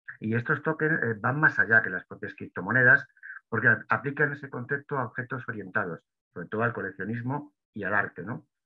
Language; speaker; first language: Spanish; native; Spanish